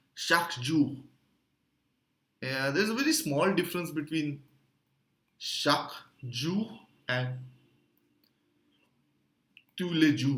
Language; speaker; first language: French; non-native, fluent; Hindi